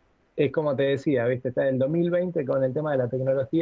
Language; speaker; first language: Spanish; native; Spanish